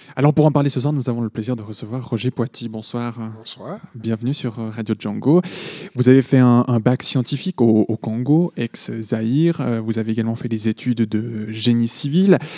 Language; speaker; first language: French; native; French